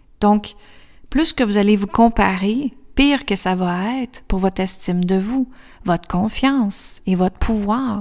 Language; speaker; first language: French; native; French